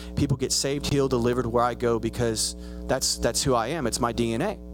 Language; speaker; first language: English; native; English